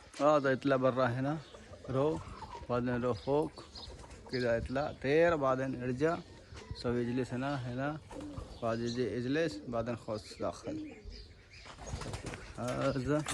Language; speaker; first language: Arabic; non-native, learner; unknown